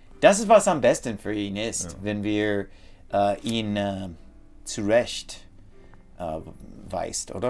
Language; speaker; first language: German; non-native, learner; English